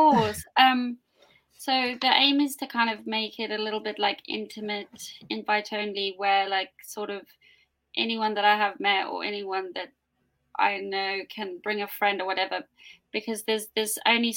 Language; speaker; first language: English; native; English